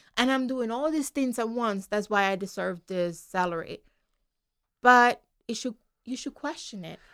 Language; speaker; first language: English; non-native, fluent; Spanish